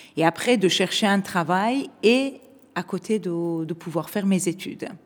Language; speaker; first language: French; non-native, fluent; Persian